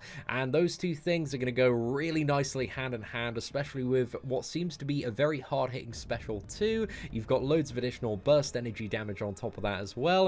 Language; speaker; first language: English; native; English